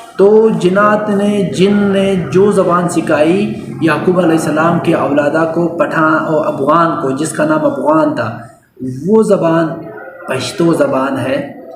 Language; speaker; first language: Urdu; non-native, local second language; Pashto